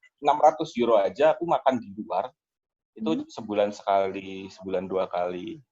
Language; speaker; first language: Indonesian; native; Indonesian